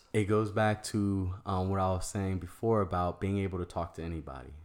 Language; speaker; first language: English; native; English